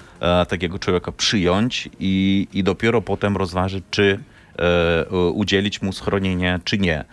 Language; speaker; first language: Polish; non-native, fluent; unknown